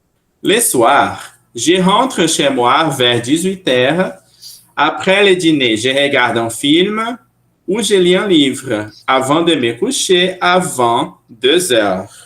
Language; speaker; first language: French; non-native, fluent; Portuguese